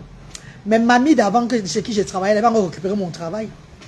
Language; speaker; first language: French; non-native, local second language; Lingala